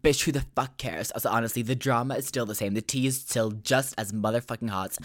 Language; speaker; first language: English; non-native, fluent; Swedish